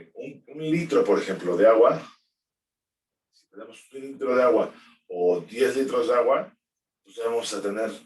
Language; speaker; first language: Spanish; native; Spanish